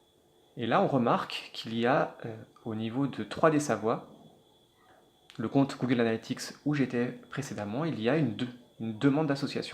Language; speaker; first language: French; native; French